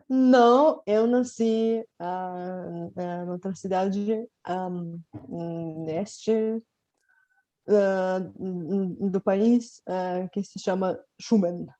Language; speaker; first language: Portuguese; non-native, fluent; Bulgarian